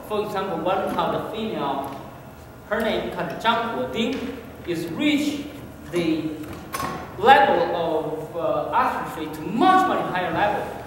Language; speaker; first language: English; non-native, fluent; Chinese